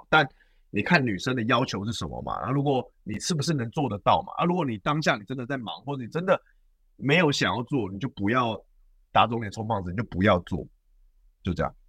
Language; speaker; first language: Chinese; native; Chinese